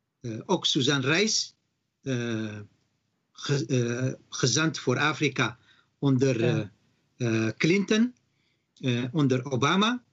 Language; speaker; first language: Dutch; non-native, fluent; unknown